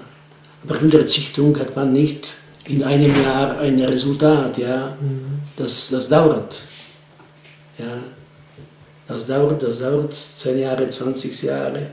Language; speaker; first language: German; non-native, fluent; Czech